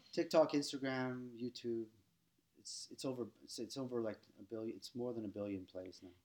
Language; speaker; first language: English; native; English